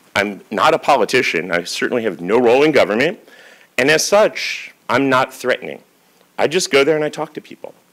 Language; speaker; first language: English; native; English